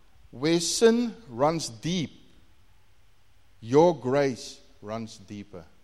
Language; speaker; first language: English; non-native, local second language; Afrikaans